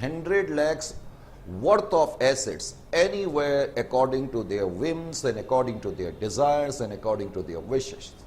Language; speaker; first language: English; non-native, local second language; Hindi